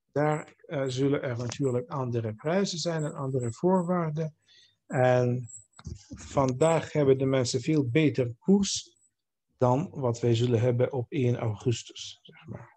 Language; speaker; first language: Dutch; non-native, fluent; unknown